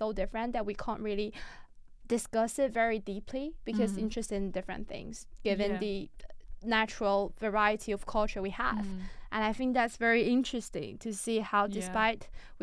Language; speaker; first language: English; non-native, fluent; Chinese